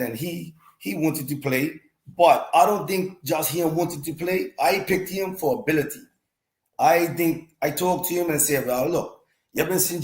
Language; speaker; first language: English; native; English